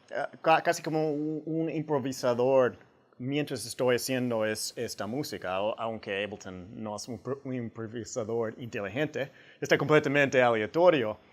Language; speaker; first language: Spanish; non-native, fluent; English